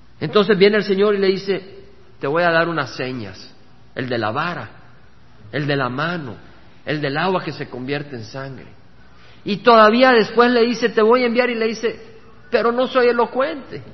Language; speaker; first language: Spanish; native; Spanish